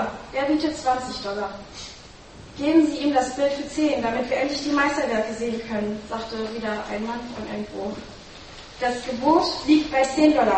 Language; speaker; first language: German; native; German